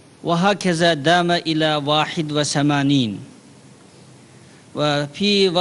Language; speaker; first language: Arabic; non-native, learner; Uyghur